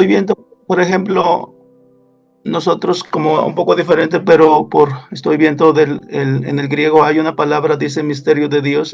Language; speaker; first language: Spanish; non-native, local second language; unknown